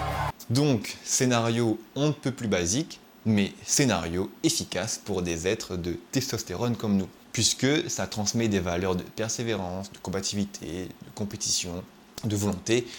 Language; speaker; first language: French; native; French